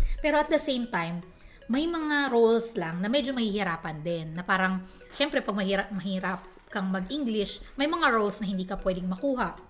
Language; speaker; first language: Filipino; native; Filipino